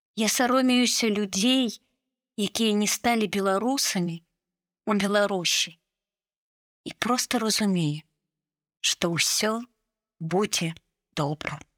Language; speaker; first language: Belarusian; non-native, local second language; Russian